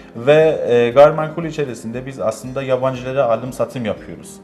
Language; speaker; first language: Turkish; non-native, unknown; Persian